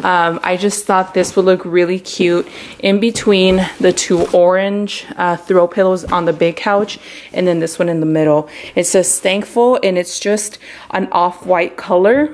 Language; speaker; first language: English; early bilingual, other home language; Spanish